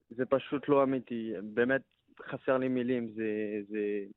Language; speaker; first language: Hebrew; non-native, learner; French